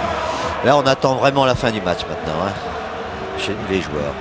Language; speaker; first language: French; native; French